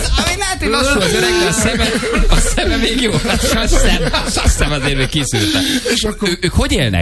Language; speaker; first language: Hungarian; native; Hungarian